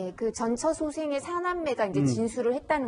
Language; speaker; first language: Korean; native; Korean